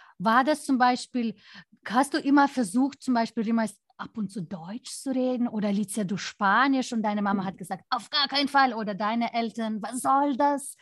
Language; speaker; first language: German; non-native, fluent; Lithuanian